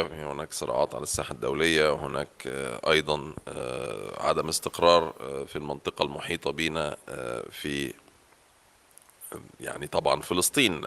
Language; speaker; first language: Arabic; native; Arabic